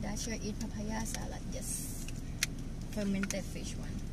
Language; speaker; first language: English; non-native, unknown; Thai